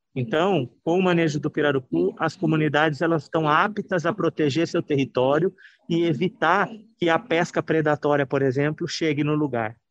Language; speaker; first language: Portuguese; native; Portuguese